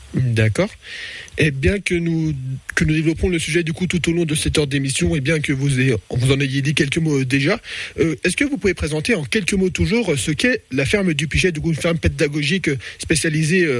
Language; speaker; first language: French; native; French